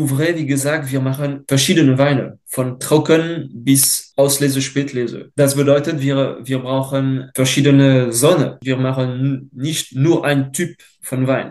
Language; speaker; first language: German; non-native, fluent; French